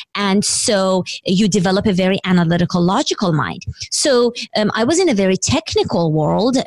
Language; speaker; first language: English; non-native, fluent; Persian